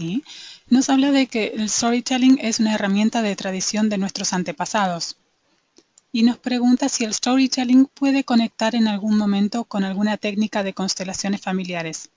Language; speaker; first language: Spanish; native; Spanish